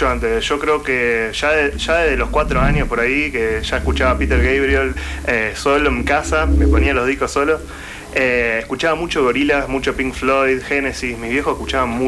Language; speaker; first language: Spanish; native; Spanish